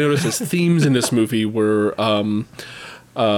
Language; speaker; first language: English; native; English